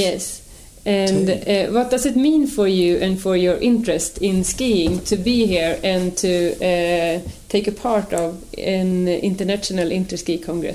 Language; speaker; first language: English; non-native, fluent; Swedish